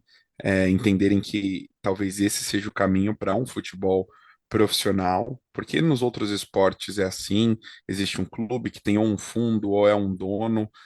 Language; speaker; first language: Portuguese; native; Portuguese